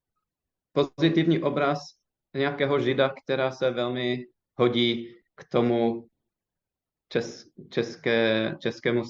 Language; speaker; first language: Czech; non-native, fluent; English